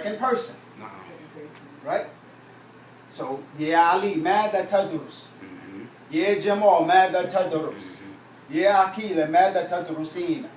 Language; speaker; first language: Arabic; non-native, fluent; English